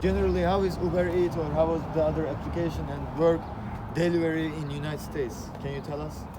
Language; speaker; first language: English; non-native, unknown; Turkish